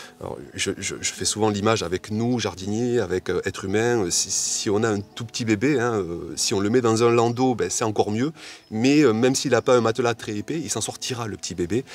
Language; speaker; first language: French; native; French